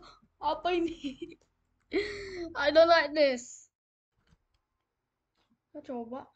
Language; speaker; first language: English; non-native, learner; Indonesian